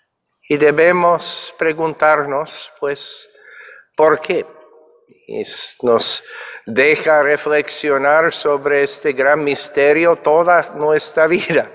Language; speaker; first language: Spanish; non-native, fluent; English